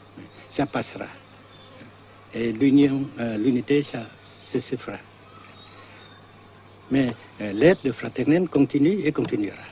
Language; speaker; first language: French; non-native, local second language; Vietnamese